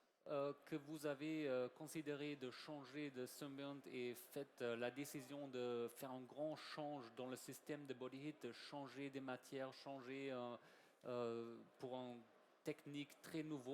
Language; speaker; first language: French; non-native, learner; German